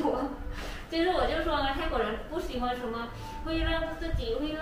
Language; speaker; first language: Chinese; non-native, learner; Thai